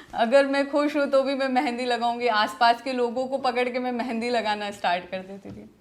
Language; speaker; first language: Hindi; native; Hindi